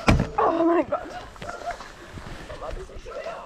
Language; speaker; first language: German; native; German